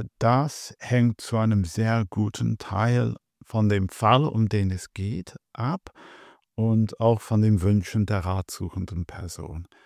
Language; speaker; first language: German; non-native, fluent; English